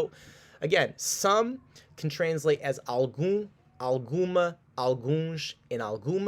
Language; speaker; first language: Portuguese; non-native, fluent; English